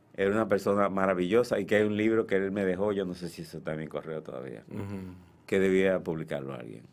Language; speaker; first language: Spanish; native; Spanish